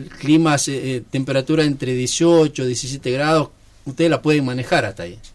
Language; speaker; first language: Spanish; native; Spanish